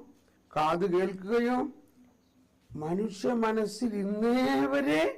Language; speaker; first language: Malayalam; native; Malayalam